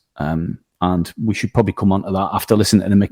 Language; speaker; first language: English; native; English